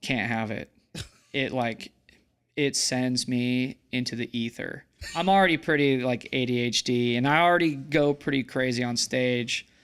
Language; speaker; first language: English; native; English